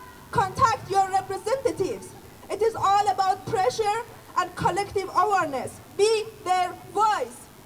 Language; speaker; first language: English; non-native, fluent; Persian